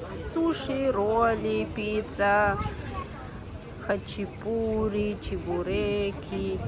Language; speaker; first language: Russian; non-native, fluent; Mongolian